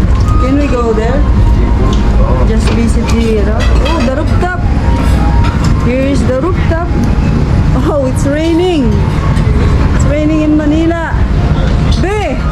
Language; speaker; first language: English; non-native, local second language; Filipino